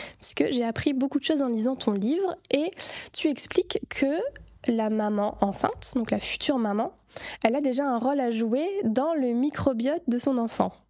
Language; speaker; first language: French; native; French